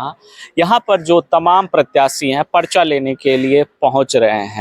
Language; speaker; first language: Hindi; native; Hindi